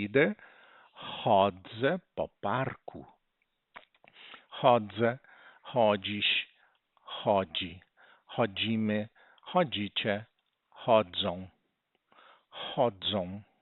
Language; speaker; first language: Polish; non-native, learner; Portuguese